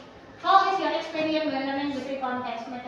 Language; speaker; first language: English; non-native, learner; Indonesian